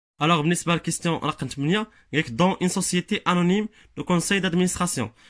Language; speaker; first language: French; non-native, local second language; Arabic